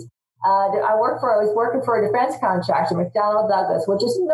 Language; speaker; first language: English; native; English